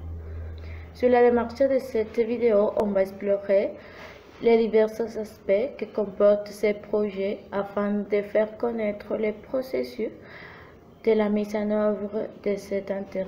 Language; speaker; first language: French; non-native, fluent; Spanish